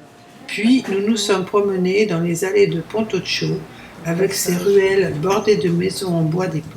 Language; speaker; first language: French; native; French